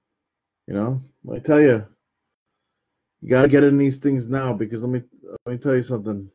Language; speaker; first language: English; native; English